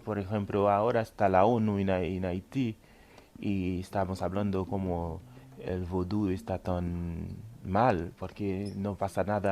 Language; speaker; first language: Spanish; non-native, fluent; Haitian Creole